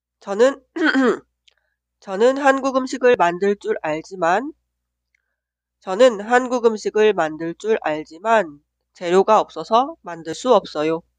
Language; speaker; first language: Korean; non-native, learner; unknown